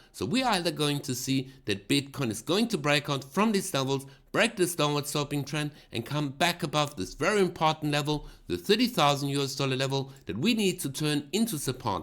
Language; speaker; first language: English; non-native, fluent; German